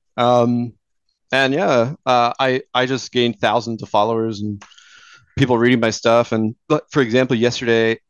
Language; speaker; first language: English; native; English